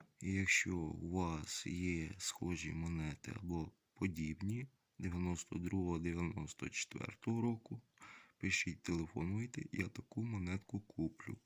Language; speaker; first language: Ukrainian; native; Ukrainian